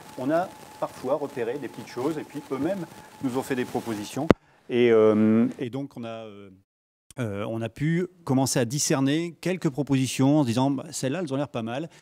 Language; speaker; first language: French; native; French